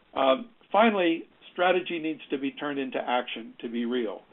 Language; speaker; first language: English; native; English